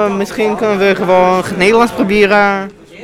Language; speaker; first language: Dutch; non-native, learner; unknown